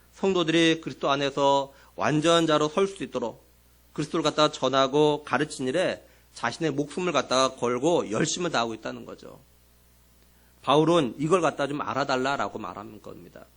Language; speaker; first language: Korean; native; Korean